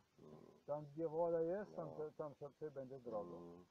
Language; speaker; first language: Polish; non-native, learner; Croatian